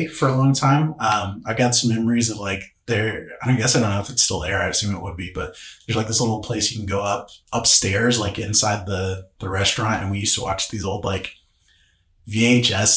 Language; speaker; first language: English; native; English